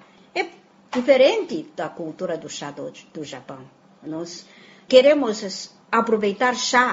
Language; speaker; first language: Portuguese; non-native, fluent; Chinese